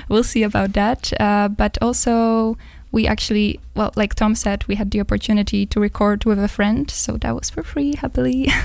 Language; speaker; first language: English; non-native, fluent; Polish